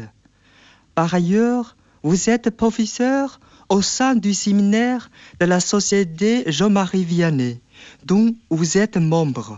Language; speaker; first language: French; non-native, fluent; Chinese